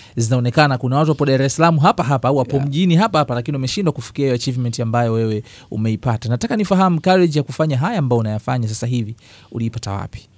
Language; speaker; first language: Swahili; native; Swahili